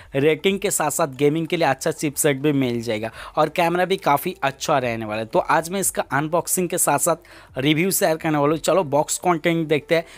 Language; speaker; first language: Hindi; native; Hindi